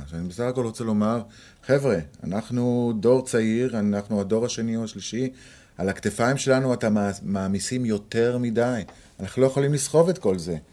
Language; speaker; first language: Hebrew; native; Hebrew